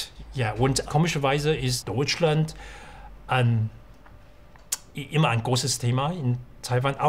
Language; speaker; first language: German; non-native, fluent; Chinese